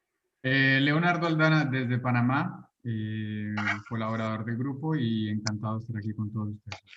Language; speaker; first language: Spanish; native; Spanish